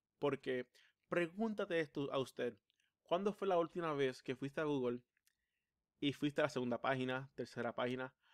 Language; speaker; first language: Spanish; early bilingual, heritage; Spanish